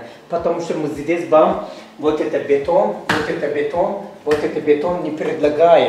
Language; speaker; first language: Russian; non-native, learner; Turkish